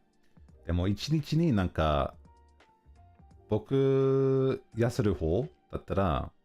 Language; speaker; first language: Japanese; non-native, learner; English